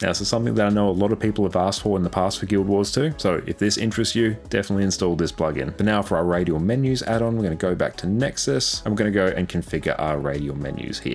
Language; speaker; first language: English; native; English